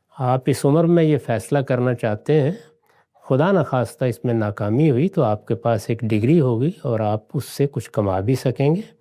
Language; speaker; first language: Urdu; non-native, local second language; Punjabi